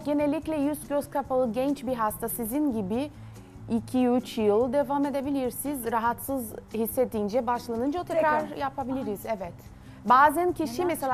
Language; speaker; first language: Turkish; non-native, learner; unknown